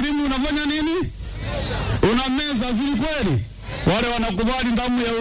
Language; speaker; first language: Swahili; non-native, local second language; Meru